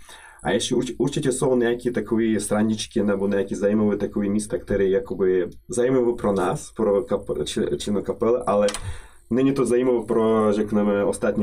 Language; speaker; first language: Czech; non-native, fluent; Russian